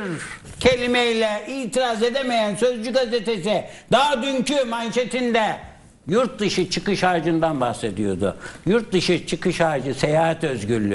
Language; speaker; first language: Turkish; native; Turkish